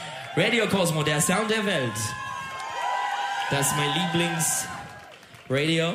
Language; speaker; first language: German; non-native, learner; Turkish